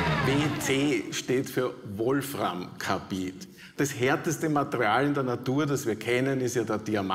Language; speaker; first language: German; native; German